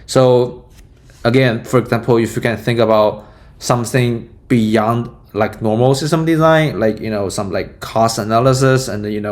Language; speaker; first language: English; non-native, fluent; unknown